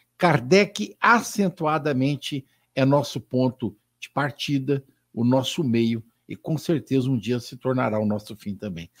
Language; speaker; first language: Portuguese; native; Portuguese